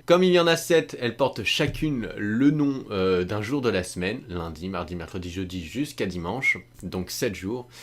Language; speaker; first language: French; native; French